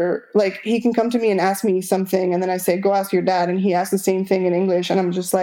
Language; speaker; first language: English; non-native, fluent; Spanish